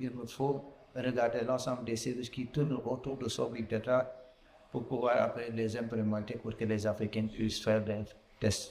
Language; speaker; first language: French; non-native, local second language; Wolof